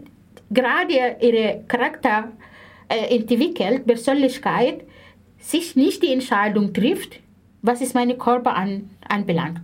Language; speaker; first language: German; non-native, fluent; Arabic